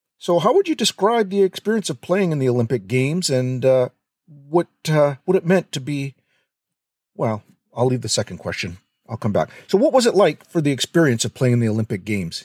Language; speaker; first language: English; native; English